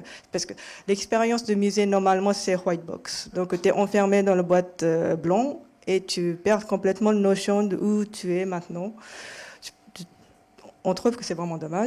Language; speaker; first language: French; non-native, fluent; Japanese